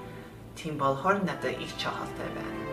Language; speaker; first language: Mongolian; early bilingual, heritage; Mongolian